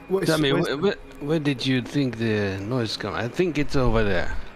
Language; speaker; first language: English; non-native, fluent; French